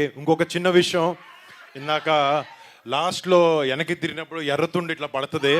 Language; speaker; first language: Telugu; native; Telugu